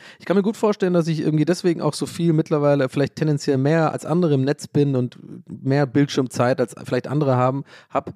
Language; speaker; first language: German; early bilingual, other home language; English